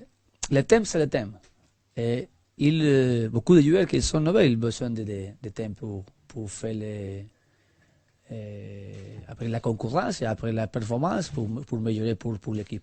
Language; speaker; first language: French; non-native, learner; Spanish